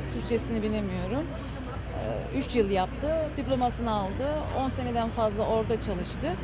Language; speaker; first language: Turkish; early bilingual, heritage; Turkish